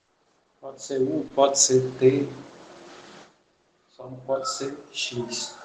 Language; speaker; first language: Portuguese; native; Portuguese